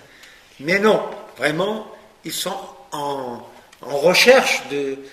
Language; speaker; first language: French; non-native, fluent; Persian